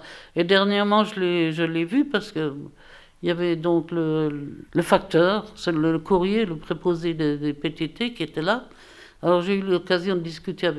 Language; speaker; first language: French; native; French